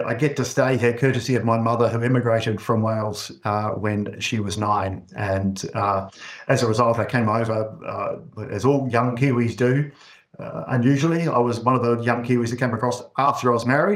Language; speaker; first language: English; native; English